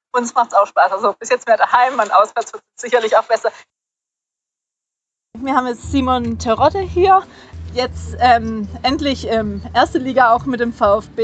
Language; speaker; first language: German; native; German